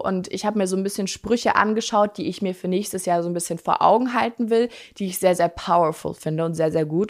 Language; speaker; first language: German; native; German